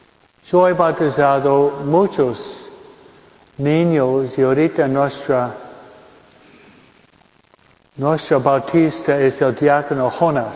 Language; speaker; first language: Spanish; non-native, fluent; English